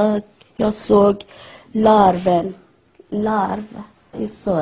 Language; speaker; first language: Swedish; non-native, learner; Persian